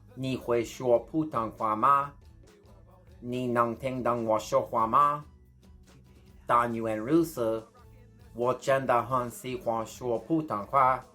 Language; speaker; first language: Chinese; non-native, learner; English